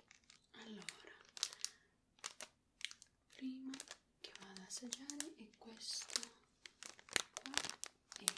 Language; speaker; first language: Italian; non-native, learner; Spanish